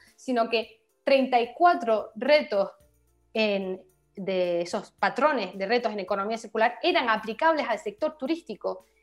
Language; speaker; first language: Spanish; native; Spanish